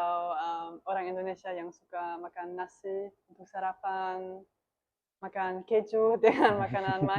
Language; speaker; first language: Indonesian; non-native, learner; German